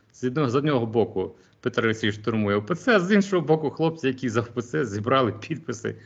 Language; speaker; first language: Ukrainian; non-native, local second language; Russian